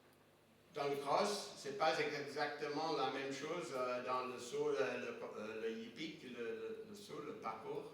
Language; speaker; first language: French; non-native, fluent; English